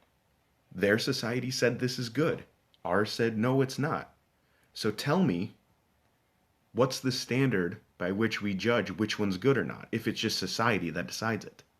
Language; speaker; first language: English; native; English